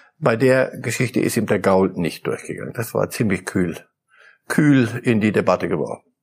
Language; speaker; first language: German; early bilingual, other home language; Polish